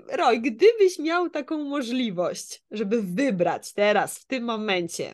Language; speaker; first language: Polish; native; Polish